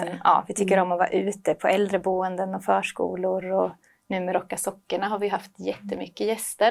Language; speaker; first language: Swedish; native; Swedish